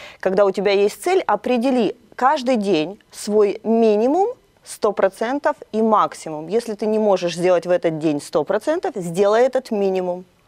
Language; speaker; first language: Russian; native; Russian